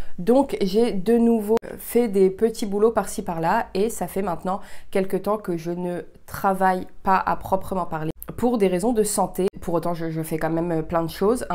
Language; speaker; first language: French; early bilingual, heritage; French